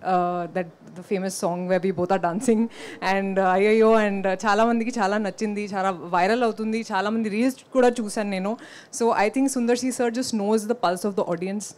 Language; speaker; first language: Telugu; non-native, local second language; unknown